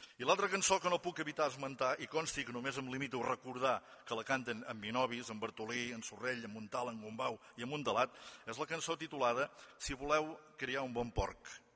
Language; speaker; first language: Catalan; native; Catalan